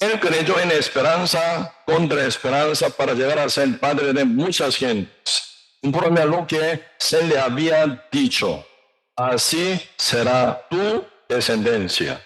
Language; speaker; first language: Spanish; non-native, learner; Korean